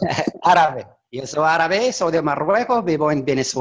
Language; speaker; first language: Spanish; non-native, fluent; Arabic